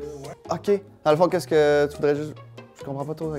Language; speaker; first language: French; native; French